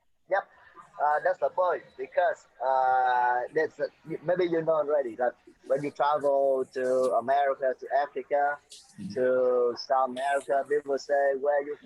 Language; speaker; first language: English; non-native, fluent; Vietnamese